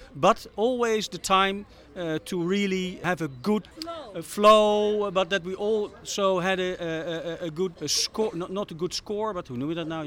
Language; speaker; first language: English; non-native, fluent; Dutch